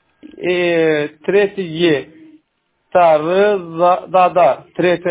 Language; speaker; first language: Russian; non-native, learner; Azerbaijani